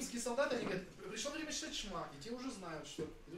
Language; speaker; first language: Russian; native; Russian